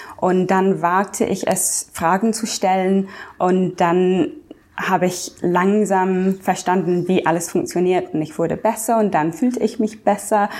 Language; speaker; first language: German; non-native, fluent; English